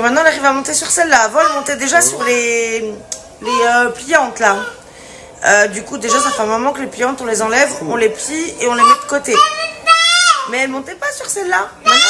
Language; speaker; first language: French; native; French